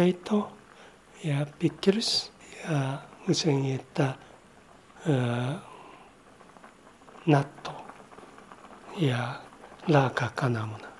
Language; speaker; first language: Finnish; non-native, learner; Japanese